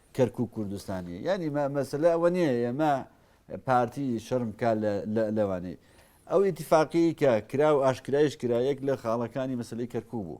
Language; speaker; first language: Central Kurdish; native; Central Kurdish